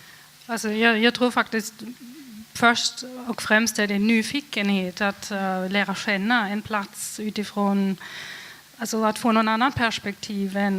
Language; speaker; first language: Swedish; non-native, fluent; German